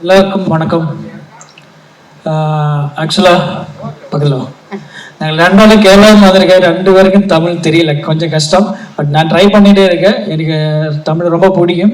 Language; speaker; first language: Tamil; non-native, learner; Malayalam